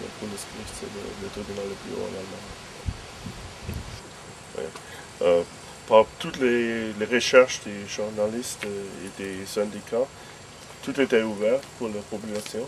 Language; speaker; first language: French; non-native, fluent; German